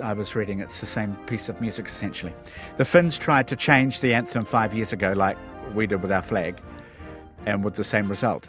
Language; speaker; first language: English; native; English